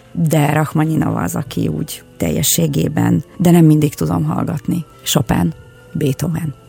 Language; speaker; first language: Hungarian; non-native, fluent; Russian